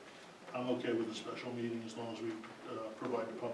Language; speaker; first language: English; native; English